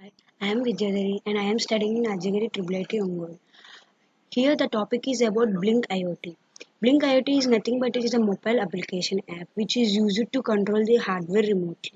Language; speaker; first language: English; non-native, local second language; Telugu